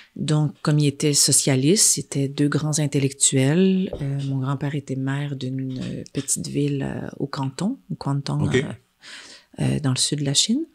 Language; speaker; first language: French; native; French